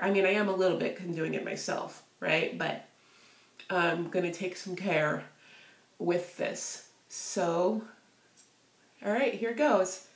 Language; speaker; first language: English; native; English